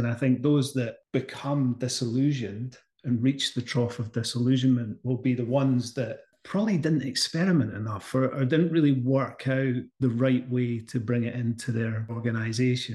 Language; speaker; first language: English; native; English